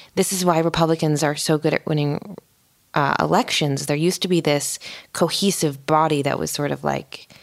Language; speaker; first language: English; native; English